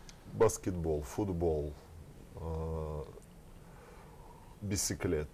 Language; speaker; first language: Turkish; non-native, fluent; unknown